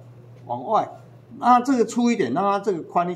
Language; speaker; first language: Chinese; native; Chinese